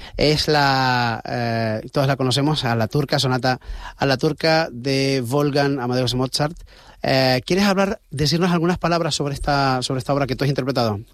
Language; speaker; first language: Spanish; native; Spanish